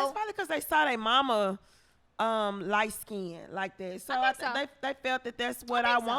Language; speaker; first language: English; native; English